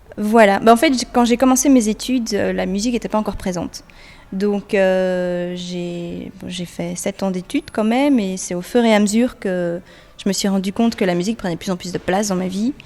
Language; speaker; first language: French; native; French